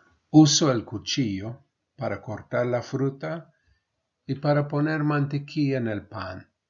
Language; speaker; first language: Spanish; non-native, fluent; English